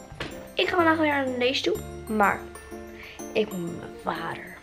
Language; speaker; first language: Dutch; native; Dutch